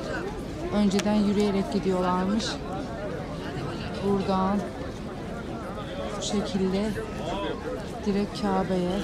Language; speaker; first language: Turkish; native; Turkish